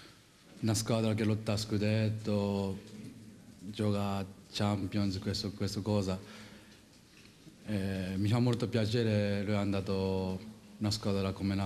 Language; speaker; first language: Italian; non-native, learner; Japanese